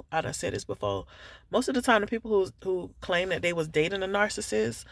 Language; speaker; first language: English; native; English